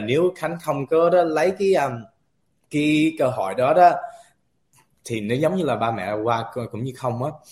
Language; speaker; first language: Vietnamese; early bilingual, heritage; Vietnamese